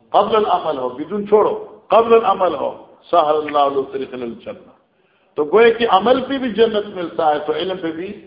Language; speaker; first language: Urdu; non-native, local second language; Northern Hindko